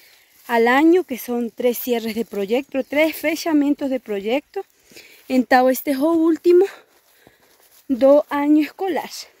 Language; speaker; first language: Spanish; non-native, learner; Portuguese